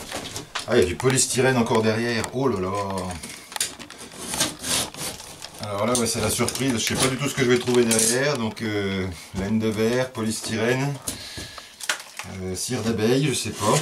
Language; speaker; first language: French; native; French